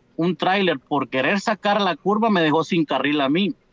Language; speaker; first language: Spanish; native; Spanish